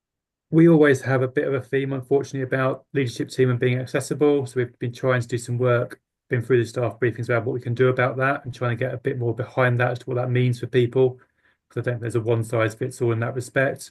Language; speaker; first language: English; native; English